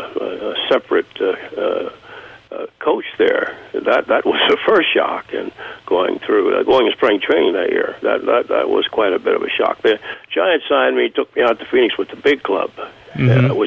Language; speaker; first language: English; native; English